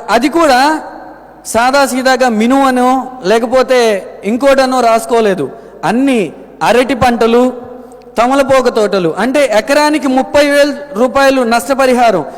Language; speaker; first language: Telugu; native; Telugu